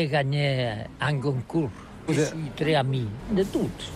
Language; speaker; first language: French; non-native, learner; Catalan